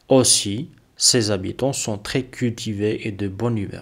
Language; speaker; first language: French; non-native, local second language; Arabic